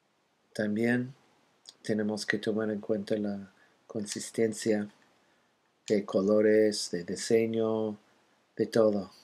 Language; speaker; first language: Spanish; non-native, fluent; English